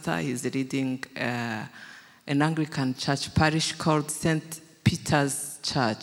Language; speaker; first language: English; non-native, local second language; Kinyarwanda